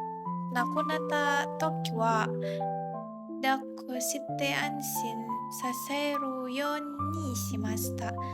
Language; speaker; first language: Japanese; non-native, learner; Indonesian